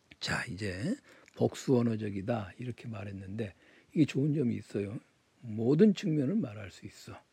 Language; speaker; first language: Korean; native; Korean